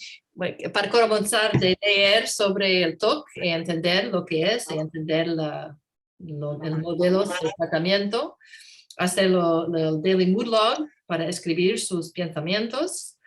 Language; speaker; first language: Spanish; non-native, learner; English